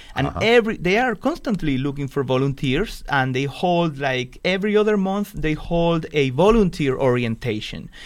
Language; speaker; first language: English; non-native, fluent; Spanish